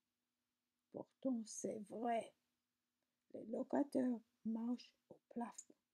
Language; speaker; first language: French; non-native, learner; English